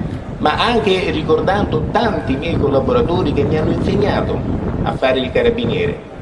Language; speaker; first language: Italian; native; Italian